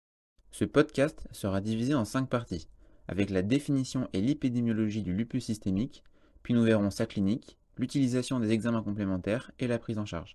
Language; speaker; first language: French; native; French